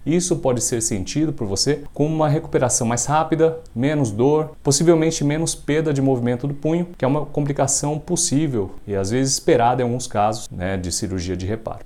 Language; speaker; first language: Portuguese; native; Portuguese